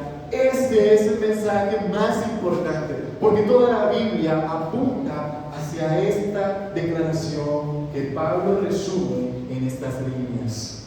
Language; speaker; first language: Spanish; native; Spanish